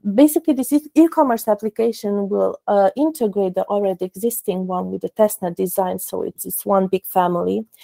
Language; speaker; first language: English; non-native, fluent; Romanian